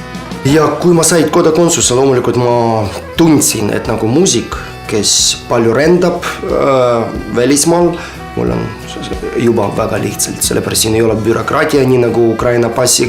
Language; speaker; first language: Estonian; non-native, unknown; Ukrainian